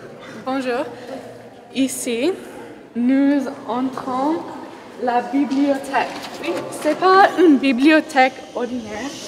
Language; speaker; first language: French; non-native, learner; English